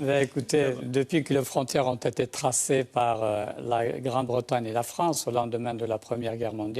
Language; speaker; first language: French; native; French